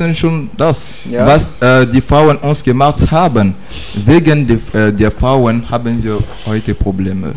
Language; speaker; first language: German; non-native, learner; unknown